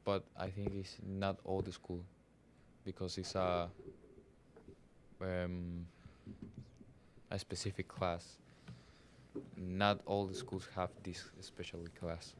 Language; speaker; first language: English; non-native, learner; Spanish